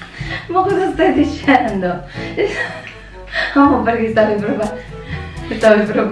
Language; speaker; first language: Italian; non-native, fluent; Filipino